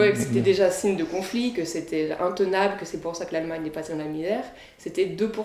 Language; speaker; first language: French; native; French